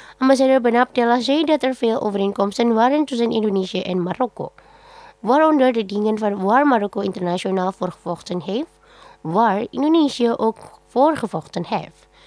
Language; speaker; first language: Dutch; non-native, fluent; Indonesian